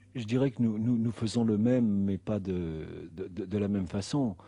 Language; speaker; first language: French; non-native, fluent; Spanish